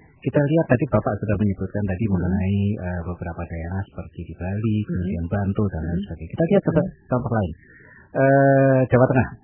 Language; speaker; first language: Indonesian; native; Indonesian